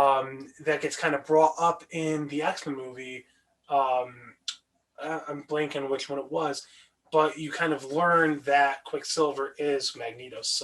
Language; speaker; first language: English; native; English